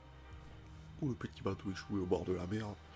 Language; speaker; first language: French; native; French